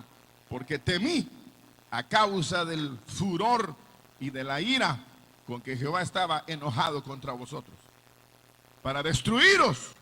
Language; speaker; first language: Spanish; native; Spanish